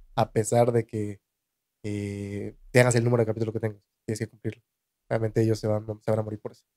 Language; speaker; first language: Spanish; native; Spanish